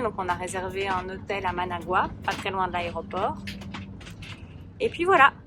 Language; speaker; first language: French; native; French